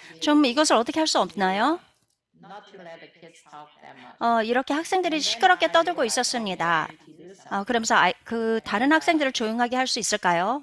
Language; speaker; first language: Korean; native; Korean